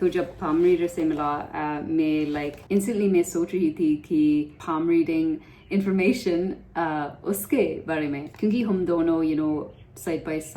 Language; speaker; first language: Hindi; non-native, learner; English